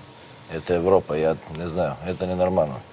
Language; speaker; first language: Russian; non-native, learner; Bulgarian